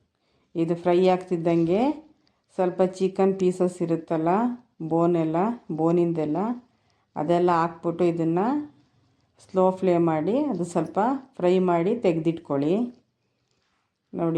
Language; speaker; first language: Kannada; native; Kannada